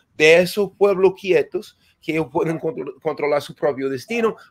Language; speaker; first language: Spanish; non-native, fluent; English